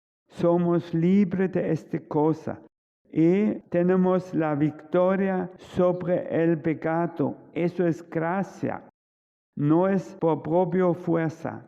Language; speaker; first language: Spanish; non-native, fluent; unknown